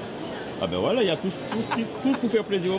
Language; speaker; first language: French; native; French